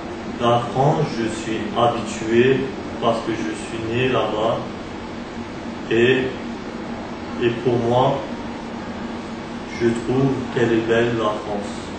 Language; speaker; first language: French; early bilingual, other home language; Turkish